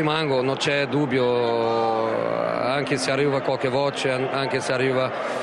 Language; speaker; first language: Italian; non-native, fluent; Portuguese